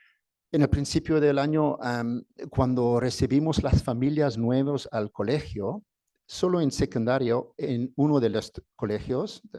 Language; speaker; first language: Spanish; non-native, fluent; English